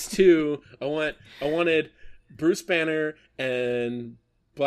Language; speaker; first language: English; native; English